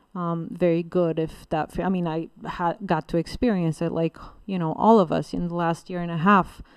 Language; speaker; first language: English; non-native, fluent; Bulgarian